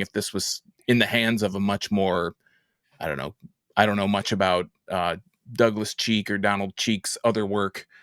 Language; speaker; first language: English; native; English